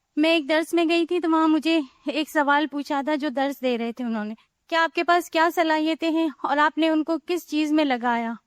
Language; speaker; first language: Urdu; non-native, fluent; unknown